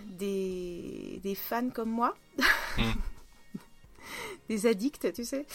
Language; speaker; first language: French; non-native, fluent; Russian